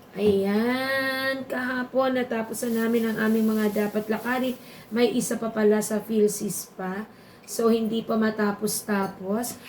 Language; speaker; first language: Filipino; non-native, local second language; Bikol